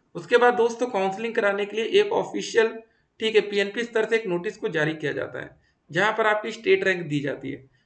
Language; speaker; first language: Hindi; native; Hindi